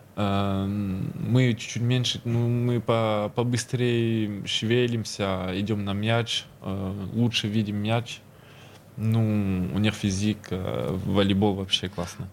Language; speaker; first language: Russian; early bilingual, heritage; Russian